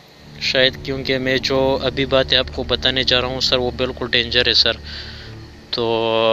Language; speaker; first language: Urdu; non-native, local second language; Pashto